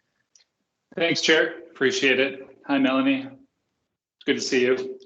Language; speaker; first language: English; native; English